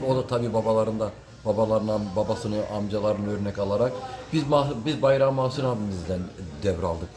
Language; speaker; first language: Turkish; early bilingual, heritage; Turkish